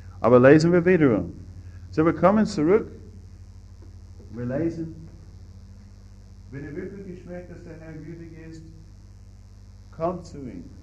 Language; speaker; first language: German; non-native, fluent; English